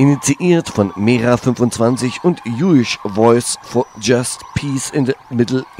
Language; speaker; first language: German; native; German